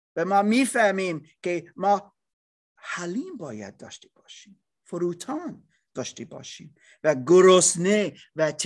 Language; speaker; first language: Persian; non-native, learner; English